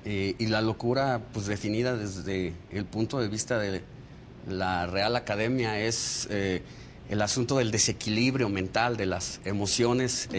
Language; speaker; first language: Spanish; native; Spanish